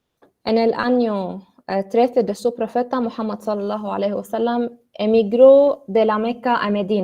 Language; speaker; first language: Spanish; non-native, learner; Arabic